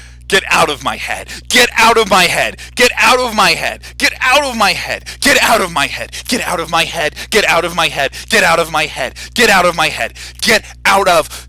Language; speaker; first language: English; native; English